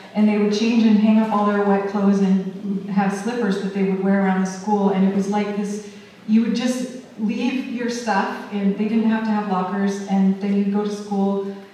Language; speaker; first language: English; native; English